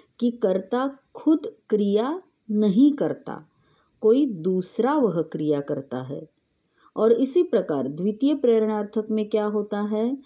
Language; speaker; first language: Hindi; non-native, local second language; Marathi